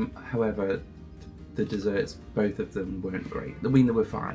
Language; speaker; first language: English; native; English